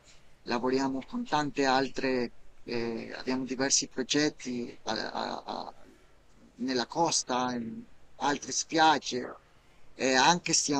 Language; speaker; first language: Italian; non-native, fluent; Spanish